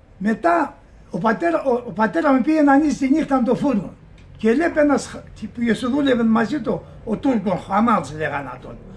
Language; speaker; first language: Greek; early bilingual, heritage; Greek